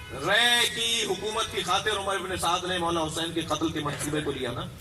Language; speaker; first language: Urdu; native; Urdu